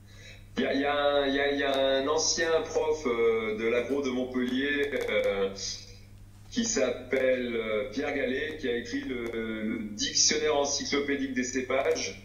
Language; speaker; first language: French; native; French